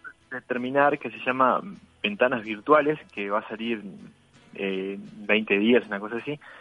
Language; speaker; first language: Spanish; native; Spanish